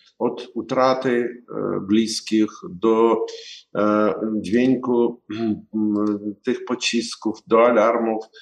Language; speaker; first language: Polish; non-native, learner; Ukrainian